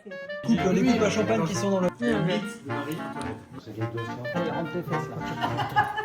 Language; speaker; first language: French; native; French